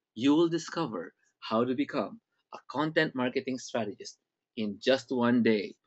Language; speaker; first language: English; non-native, local second language; Filipino